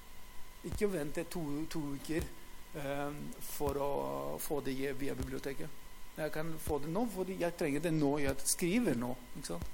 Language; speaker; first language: Norwegian; non-native, fluent; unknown